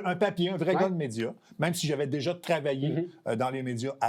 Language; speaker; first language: French; native; French